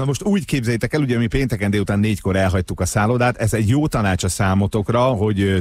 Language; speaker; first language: Hungarian; native; Hungarian